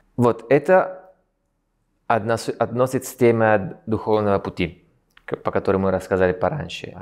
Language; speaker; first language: Russian; non-native, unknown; Italian